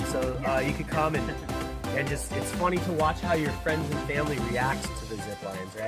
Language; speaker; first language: English; native; English